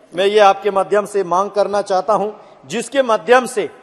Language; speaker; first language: Hindi; native; Hindi